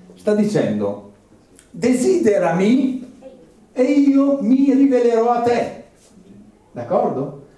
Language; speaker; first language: Italian; early bilingual, other home language; English